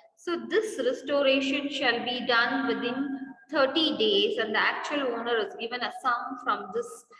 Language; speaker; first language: English; non-native, local second language; Kannada